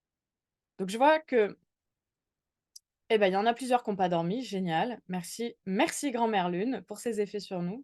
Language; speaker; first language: French; native; French